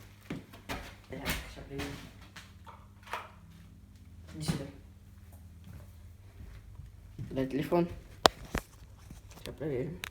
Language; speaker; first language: Russian; native; Russian